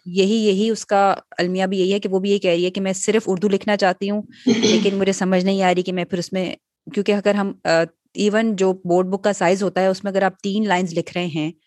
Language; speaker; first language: Urdu; native; Urdu